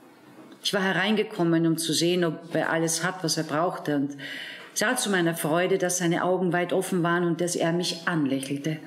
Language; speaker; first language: German; native; German